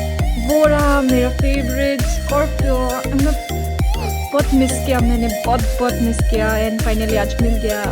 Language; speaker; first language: Hindi; non-native, local second language; Assamese